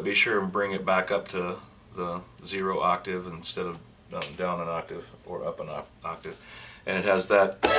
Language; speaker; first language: English; native; English